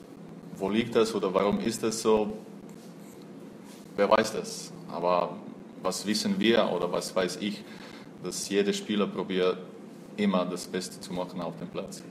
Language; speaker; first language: German; non-native, fluent; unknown